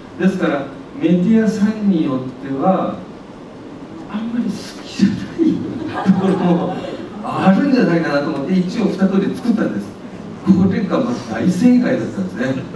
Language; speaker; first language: Japanese; native; Japanese